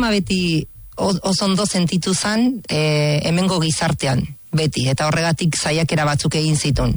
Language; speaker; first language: Basque; non-native, fluent; Spanish